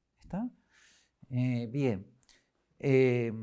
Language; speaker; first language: Spanish; native; Spanish